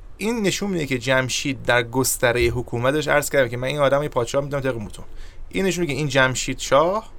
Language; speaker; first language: Persian; native; Persian